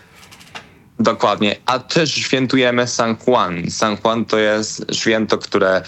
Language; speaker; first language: Polish; non-native, learner; Spanish